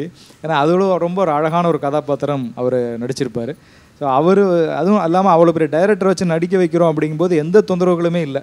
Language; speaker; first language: Tamil; native; Tamil